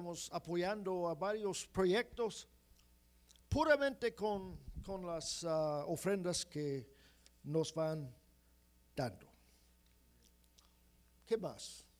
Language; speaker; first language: Spanish; non-native, fluent; English